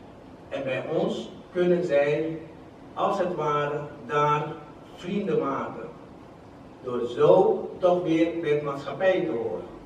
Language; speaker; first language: Dutch; non-native, local second language; Javanese